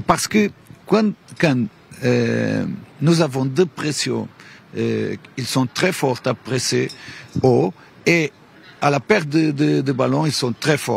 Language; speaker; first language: French; non-native, learner; Portuguese